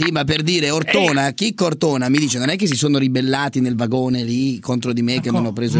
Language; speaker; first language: Italian; native; Italian